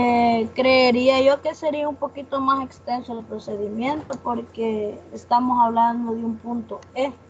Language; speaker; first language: Spanish; native; Spanish